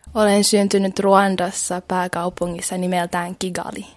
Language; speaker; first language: Finnish; early bilingual, other home language; Swahili